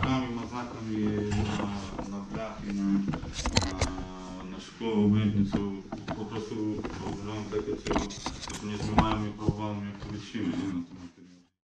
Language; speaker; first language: Polish; early bilingual, heritage; Polish